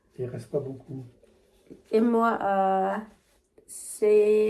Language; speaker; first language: French; non-native, learner; Thai